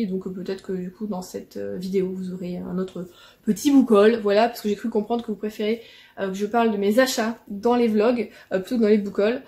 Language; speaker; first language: French; native; French